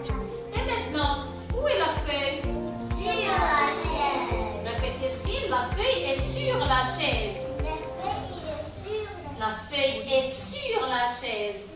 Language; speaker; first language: French; non-native, local second language; Arabic